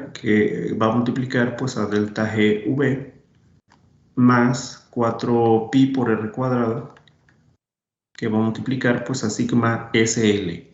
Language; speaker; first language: Spanish; native; Spanish